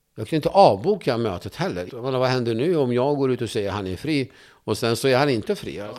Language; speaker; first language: Swedish; non-native, fluent; Kurdish